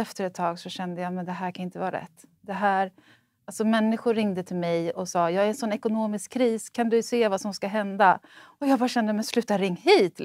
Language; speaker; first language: Swedish; native; Swedish